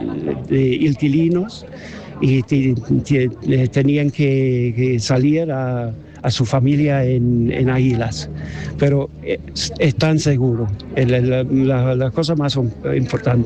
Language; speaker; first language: Spanish; non-native, fluent; English